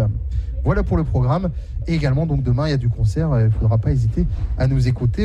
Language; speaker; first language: French; native; French